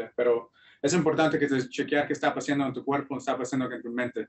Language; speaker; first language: Spanish; early bilingual, heritage; Spanish